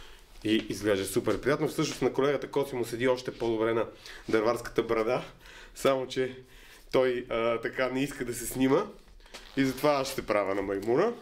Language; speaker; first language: Bulgarian; native; Bulgarian